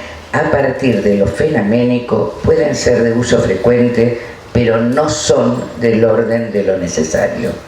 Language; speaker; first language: Spanish; native; Spanish